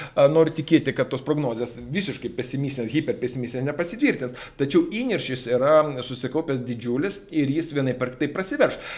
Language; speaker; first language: Lithuanian; non-native, local second language; Russian